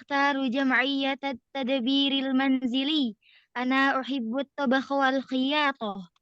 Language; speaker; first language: Arabic; non-native, learner; Indonesian